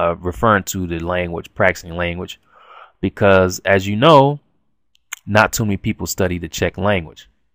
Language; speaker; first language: English; native; English